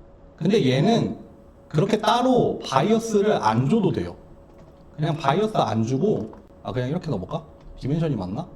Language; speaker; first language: Korean; native; Korean